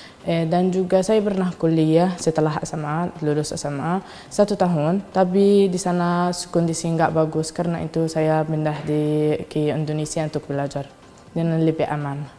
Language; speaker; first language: Indonesian; non-native, learner; Arabic